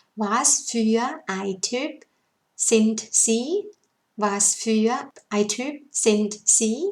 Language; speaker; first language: German; non-native, learner; Thai